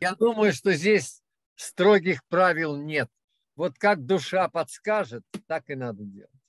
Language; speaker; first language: Russian; native; Russian